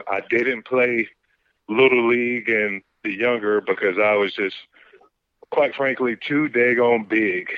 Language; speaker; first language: English; native; English